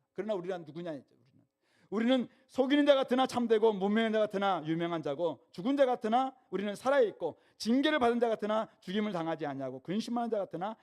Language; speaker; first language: Korean; native; Korean